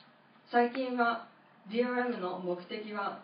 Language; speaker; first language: Japanese; non-native, fluent; English